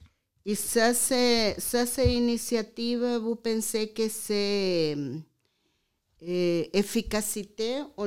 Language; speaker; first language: French; non-native, learner; Spanish